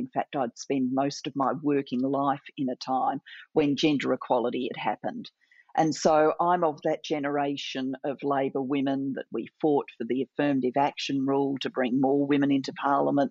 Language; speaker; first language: English; native; English